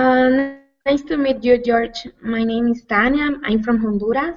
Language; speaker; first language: English; non-native, learner; Spanish